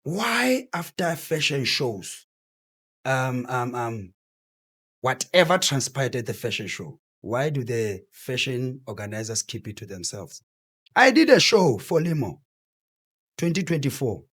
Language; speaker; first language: English; non-native, local second language; Southern Sotho